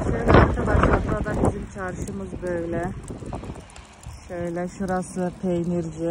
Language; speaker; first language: Turkish; early bilingual, heritage; Turkish